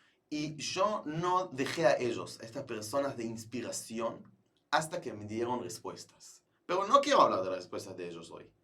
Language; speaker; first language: Spanish; non-native, fluent; Hebrew